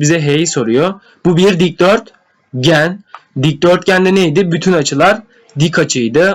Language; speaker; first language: Turkish; native; Turkish